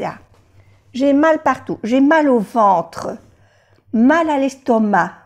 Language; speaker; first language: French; non-native, fluent; Spanish